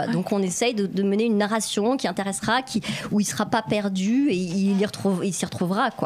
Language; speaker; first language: French; native; French